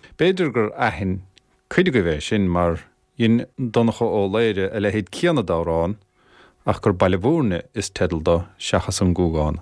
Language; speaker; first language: Irish; native; Irish